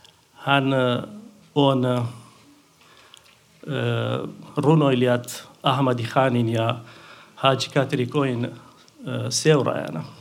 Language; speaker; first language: Finnish; non-native, fluent; Central Kurdish